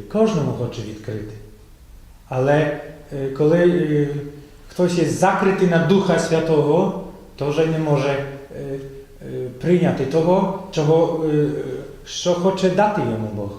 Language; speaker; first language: Ukrainian; non-native, fluent; Polish